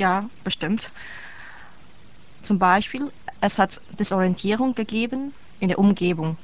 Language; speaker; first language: German; non-native, fluent; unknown